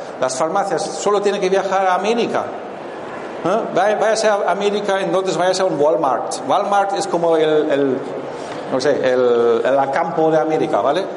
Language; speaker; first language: Spanish; non-native, fluent; German